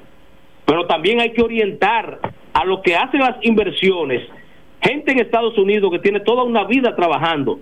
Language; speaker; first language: Spanish; native; Spanish